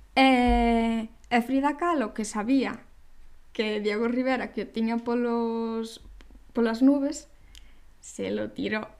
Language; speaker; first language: Galician; non-native, local second language; Spanish